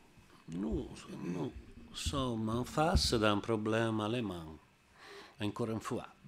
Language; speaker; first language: French; non-native, learner; Italian